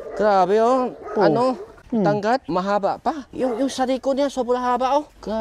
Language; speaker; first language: Filipino; non-native, learner; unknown